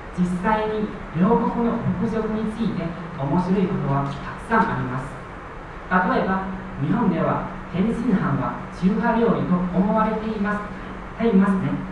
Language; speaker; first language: Japanese; non-native, fluent; Chinese